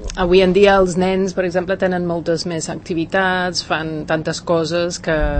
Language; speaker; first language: Catalan; non-native, fluent; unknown